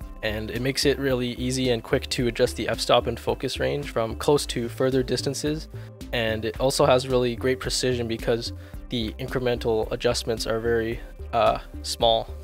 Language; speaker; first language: English; native; English